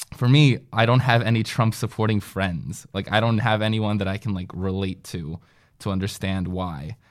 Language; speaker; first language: English; native; English